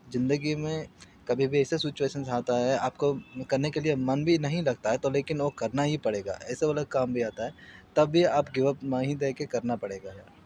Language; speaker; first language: Hindi; non-native, local second language; Telugu